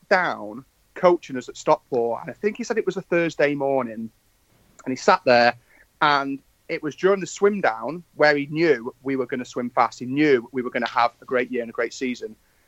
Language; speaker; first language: English; native; English